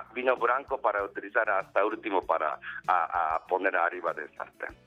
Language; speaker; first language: Spanish; non-native, learner; Japanese